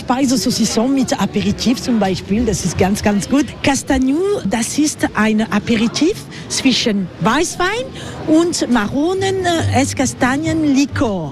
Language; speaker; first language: German; non-native, learner; French